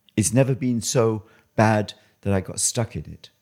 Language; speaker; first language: English; native; English